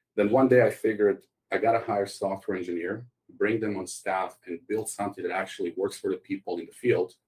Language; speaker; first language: English; non-native, fluent; Croatian